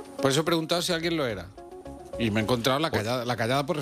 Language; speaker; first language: Spanish; native; Spanish